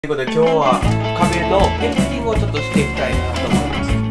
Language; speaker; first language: Japanese; native; Japanese